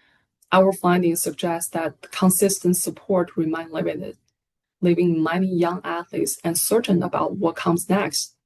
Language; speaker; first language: English; non-native, fluent; Chinese